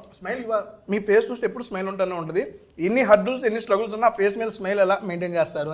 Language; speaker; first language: Telugu; native; Telugu